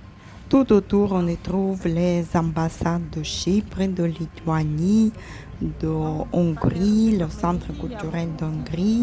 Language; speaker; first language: French; non-native, fluent; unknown